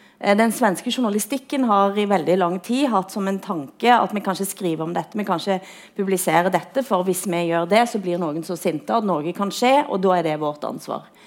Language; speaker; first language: Norwegian; native; Norwegian